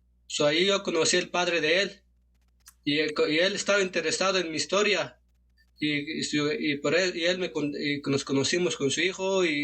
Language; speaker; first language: Spanish; non-native, local second language; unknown